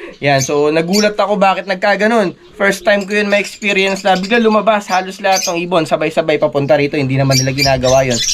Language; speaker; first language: Filipino; non-native, local second language; Pampanga